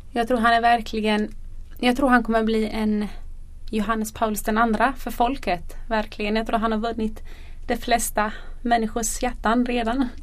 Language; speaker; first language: Swedish; early bilingual, other home language; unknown